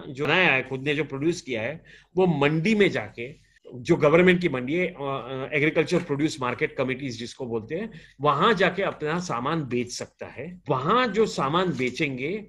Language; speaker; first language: Hindi; non-native, local second language; Gujarati